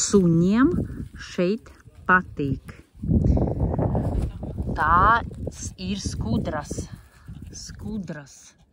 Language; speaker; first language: Latvian; non-native, local second language; Russian